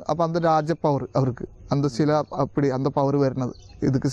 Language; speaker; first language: Tamil; non-native, learner; Malayalam